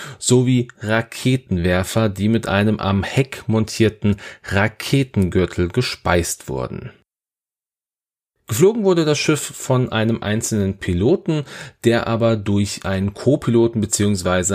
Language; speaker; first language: German; native; German